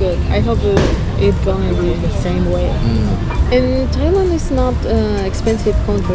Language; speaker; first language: English; non-native, fluent; Spanish